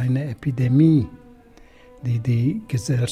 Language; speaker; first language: German; non-native, fluent; Russian